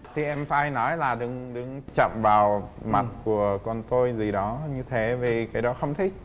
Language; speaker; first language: Vietnamese; non-native, fluent; Czech